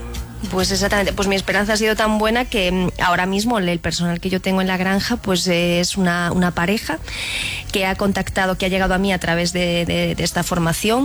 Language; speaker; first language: Spanish; native; Spanish